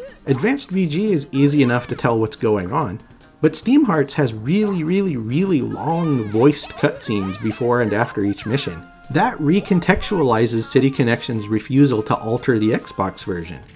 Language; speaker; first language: English; native; English